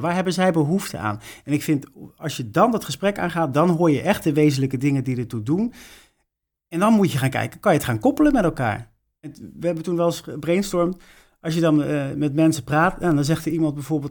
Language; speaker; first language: Dutch; native; Dutch